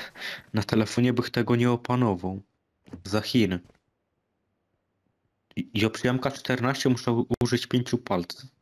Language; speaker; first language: Polish; native; Polish